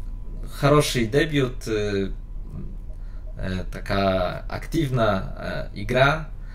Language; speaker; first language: Russian; non-native, learner; Polish